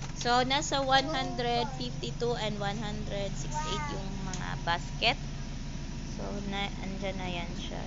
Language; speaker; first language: Filipino; native; Filipino